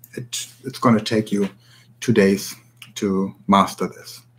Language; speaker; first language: English; non-native, fluent; German